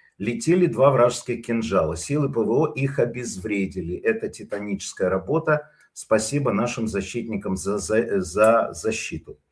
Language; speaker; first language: Russian; native; Russian